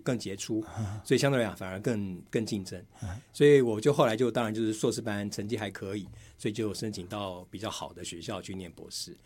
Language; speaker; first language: Chinese; native; Chinese